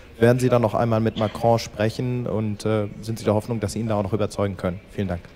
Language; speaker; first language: German; native; German